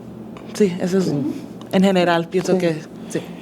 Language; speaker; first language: Spanish; early bilingual, other home language; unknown